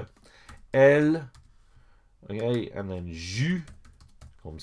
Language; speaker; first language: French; non-native, fluent; English